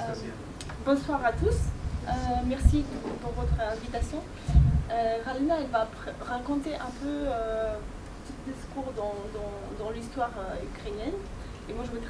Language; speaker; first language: French; non-native, fluent; Ukrainian